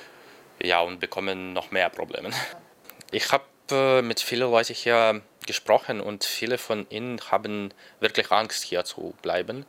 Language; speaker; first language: German; non-native, learner; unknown